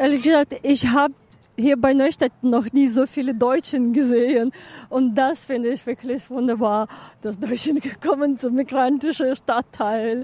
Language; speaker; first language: German; non-native, fluent; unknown